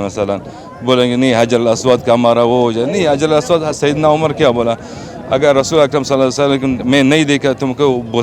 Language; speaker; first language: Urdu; non-native, learner; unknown